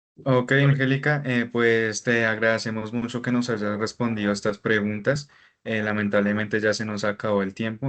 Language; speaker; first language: Spanish; native; Spanish